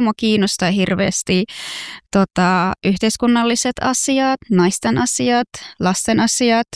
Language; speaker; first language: Finnish; non-native, fluent; Persian